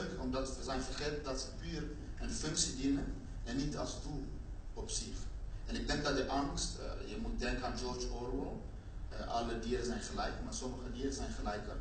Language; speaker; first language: Dutch; non-native, fluent; Swahili